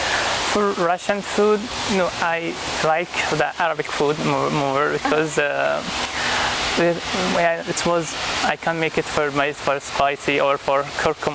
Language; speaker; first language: English; non-native, fluent; Arabic